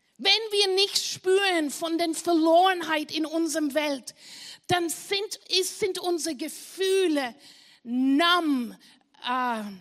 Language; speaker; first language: German; non-native, fluent; English